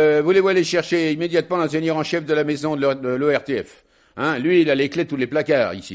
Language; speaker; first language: French; native; French